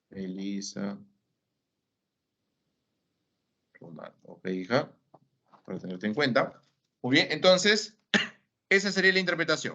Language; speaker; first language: Spanish; native; Spanish